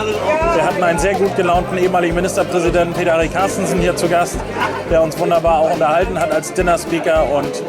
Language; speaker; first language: German; native; German